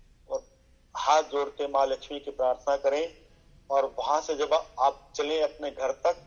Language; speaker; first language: Hindi; native; Hindi